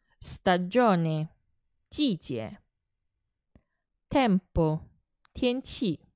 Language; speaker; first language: Italian; non-native, fluent; Chinese